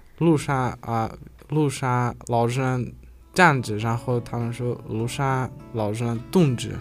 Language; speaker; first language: Chinese; non-native, learner; Uzbek